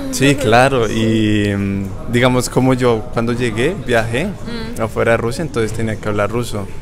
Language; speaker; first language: Spanish; native; Spanish